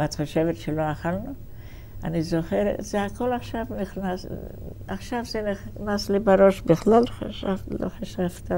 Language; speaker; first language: Hebrew; non-native, fluent; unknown